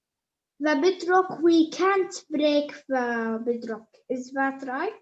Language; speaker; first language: English; non-native, learner; Arabic